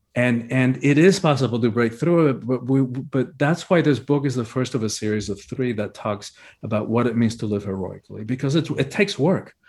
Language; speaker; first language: English; early bilingual, other home language; Spanish